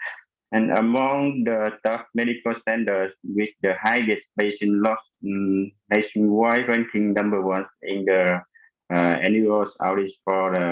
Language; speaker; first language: English; non-native, fluent; Vietnamese